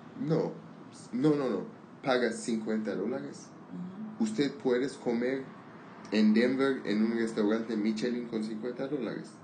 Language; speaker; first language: Spanish; non-native, learner; Armenian